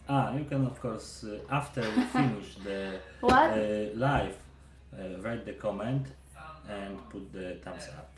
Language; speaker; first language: English; non-native, learner; Polish